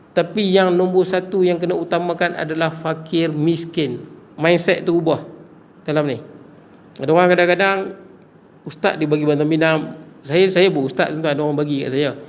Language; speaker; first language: Malay; native; Malay